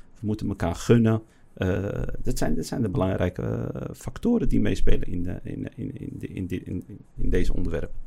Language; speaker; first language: Dutch; early bilingual, other home language; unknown